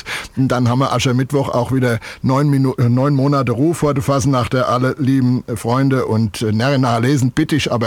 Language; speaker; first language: German; native; German